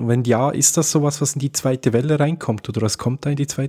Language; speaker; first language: German; native; German